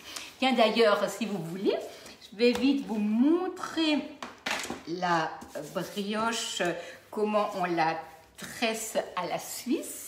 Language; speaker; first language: French; native; French